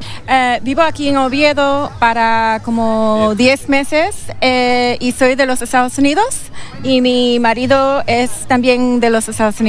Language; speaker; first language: Spanish; non-native, learner; English